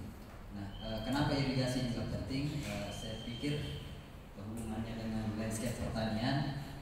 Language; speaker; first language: Indonesian; native; Indonesian